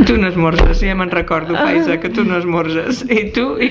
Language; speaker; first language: Catalan; native; Catalan